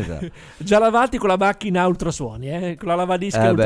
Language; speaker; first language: Italian; native; Italian